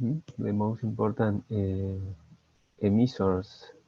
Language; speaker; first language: English; non-native, learner; Spanish